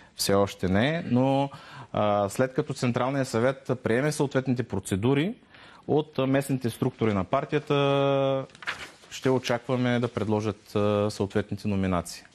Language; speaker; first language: Bulgarian; non-native, local second language; Turkish